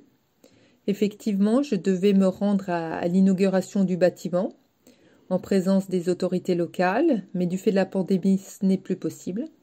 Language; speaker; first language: French; native; French